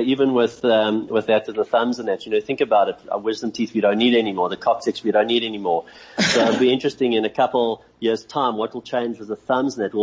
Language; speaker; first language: English; native; English